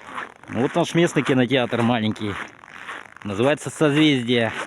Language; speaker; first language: Russian; native; Russian